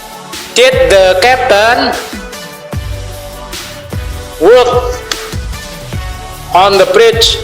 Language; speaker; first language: English; non-native, fluent; Indonesian